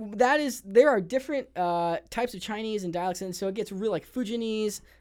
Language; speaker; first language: English; native; English